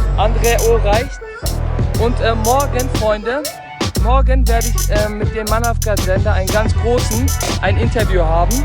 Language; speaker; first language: German; non-native, fluent; Turkish